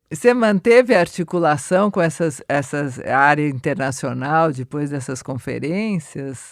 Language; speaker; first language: Portuguese; native; Portuguese